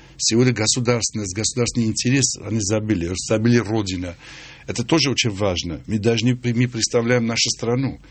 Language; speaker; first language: Russian; non-native, local second language; Armenian